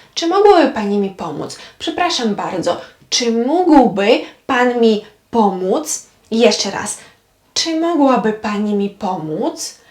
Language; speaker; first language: Polish; non-native, fluent; Ukrainian